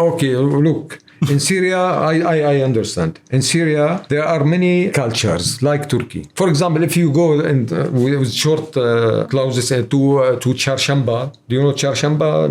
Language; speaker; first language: English; non-native, learner; Arabic